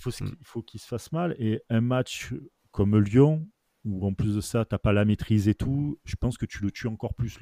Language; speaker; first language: French; native; French